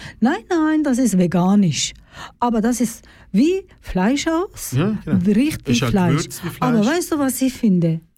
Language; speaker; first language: German; non-native, learner; Turkish